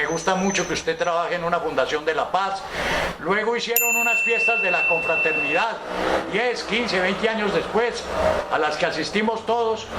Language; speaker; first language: Spanish; native; Spanish